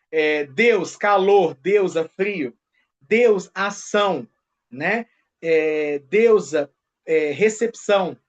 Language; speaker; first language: Portuguese; native; Portuguese